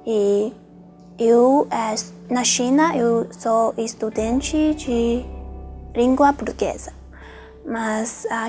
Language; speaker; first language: Portuguese; non-native, learner; Chinese